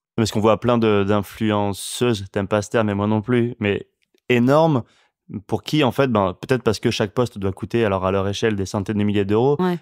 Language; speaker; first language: French; native; French